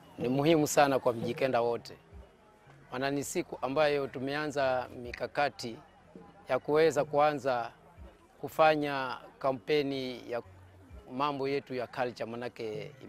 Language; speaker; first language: Swahili; non-native, local second language; Giryama